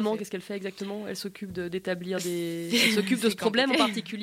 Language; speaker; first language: French; native; French